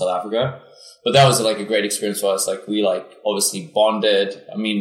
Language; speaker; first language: English; non-native, local second language; Afrikaans